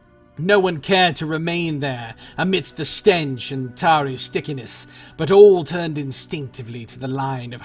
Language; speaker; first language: English; native; English